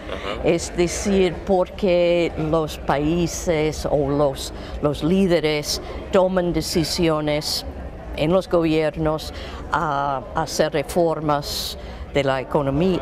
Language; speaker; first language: Spanish; non-native, fluent; English